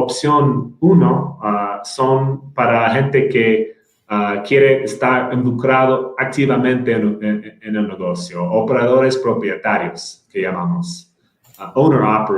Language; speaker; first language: Spanish; non-native, fluent; English